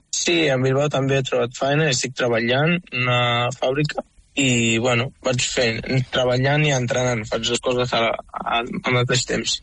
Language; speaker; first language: Catalan; non-native, fluent; Arabic